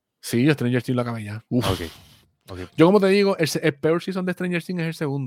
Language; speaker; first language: Spanish; native; Spanish